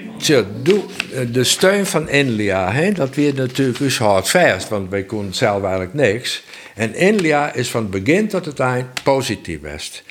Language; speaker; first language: Dutch; non-native, local second language; Western Frisian